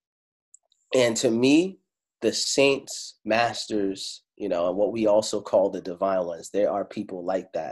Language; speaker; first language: English; non-native, fluent; Italian